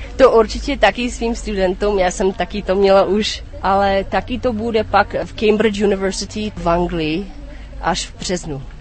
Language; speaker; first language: Czech; non-native, fluent; English